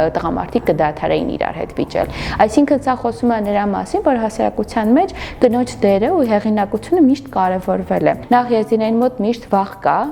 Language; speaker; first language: Armenian; non-native, local second language; Kurdish